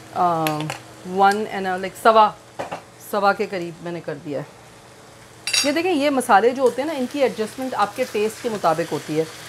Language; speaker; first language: Urdu; native; Urdu